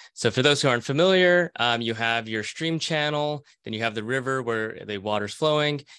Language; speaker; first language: English; native; English